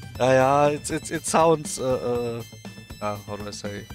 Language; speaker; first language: English; non-native, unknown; German